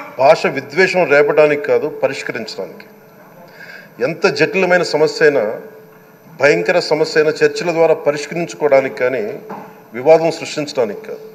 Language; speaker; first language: Telugu; native; Telugu